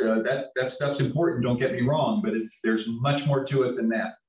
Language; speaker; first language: English; native; English